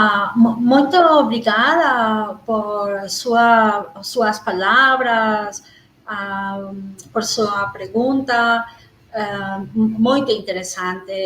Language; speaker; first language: Portuguese; non-native, learner; Spanish